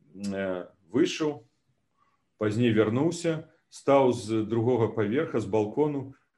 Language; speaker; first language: Belarusian; native; Belarusian